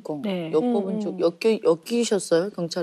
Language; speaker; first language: Korean; native; Korean